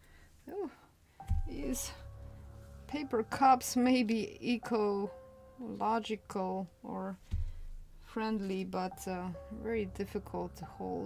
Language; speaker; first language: English; non-native, fluent; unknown